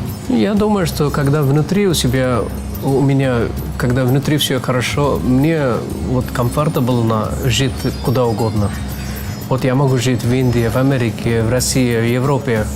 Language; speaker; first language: Russian; non-native, fluent; Tamil